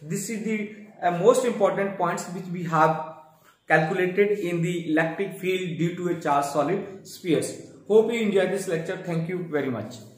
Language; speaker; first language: English; non-native, local second language; Hindi